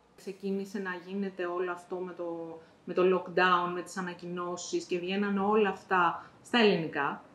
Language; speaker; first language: Greek; early bilingual, other home language; Arabic